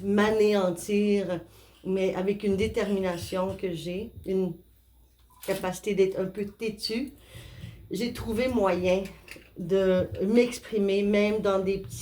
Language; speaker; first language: French; non-native, fluent; Spanish